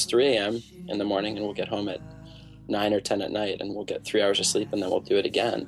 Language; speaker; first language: English; native; English